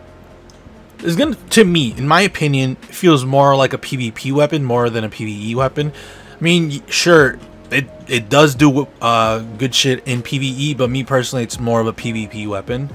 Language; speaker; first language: English; native; English